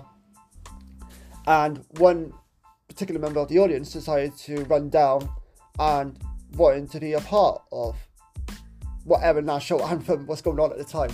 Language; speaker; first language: English; native; English